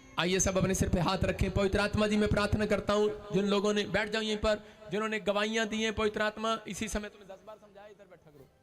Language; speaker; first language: Hindi; non-native, local second language; Punjabi